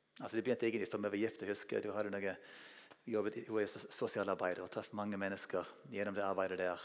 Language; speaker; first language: Norwegian; non-native, fluent; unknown